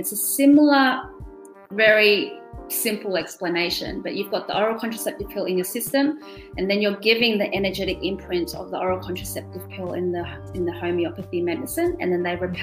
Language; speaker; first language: English; non-native, local second language; German